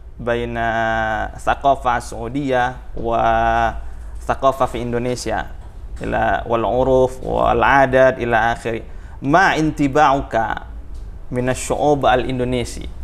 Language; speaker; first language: Arabic; non-native, fluent; Indonesian